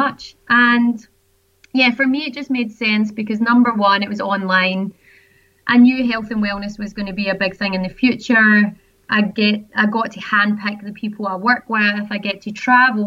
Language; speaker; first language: English; native; English